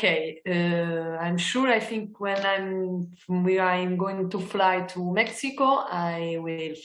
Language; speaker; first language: English; non-native, fluent; Italian